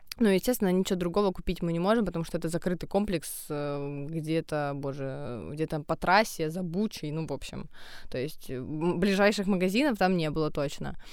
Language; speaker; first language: Russian; native; Russian